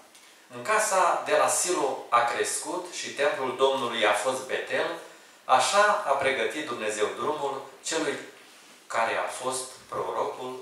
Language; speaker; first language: Romanian; native; Romanian